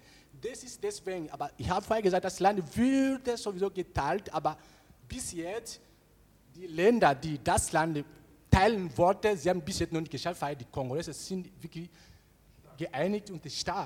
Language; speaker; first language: German; non-native, learner; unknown